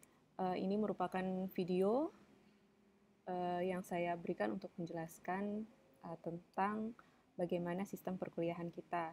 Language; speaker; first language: Indonesian; native; Indonesian